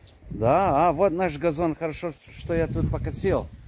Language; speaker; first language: Russian; non-native, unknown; English